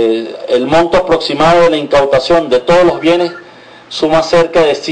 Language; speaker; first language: Spanish; native; Spanish